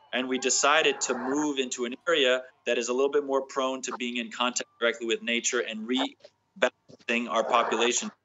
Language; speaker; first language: English; native; English